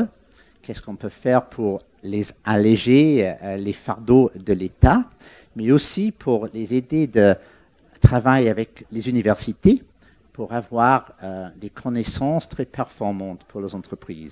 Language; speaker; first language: French; non-native, fluent; English